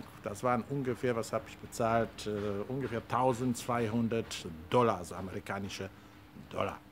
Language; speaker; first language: German; non-native, fluent; Polish